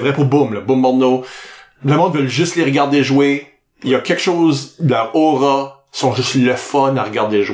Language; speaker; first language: French; native; French